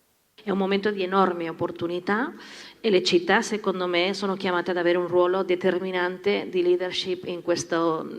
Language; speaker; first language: Italian; non-native, fluent; Spanish